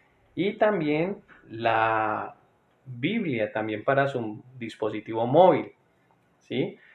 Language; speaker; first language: Spanish; native; Spanish